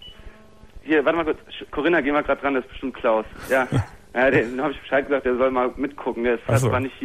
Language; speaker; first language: German; native; German